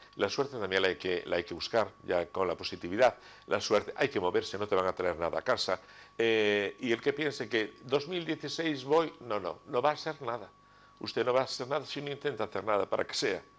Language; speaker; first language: Spanish; native; Spanish